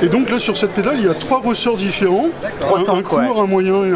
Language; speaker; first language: French; native; French